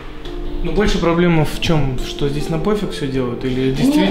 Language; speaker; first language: Russian; native; Russian